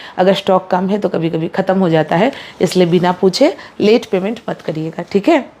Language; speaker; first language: Hindi; non-native, local second language; Bangla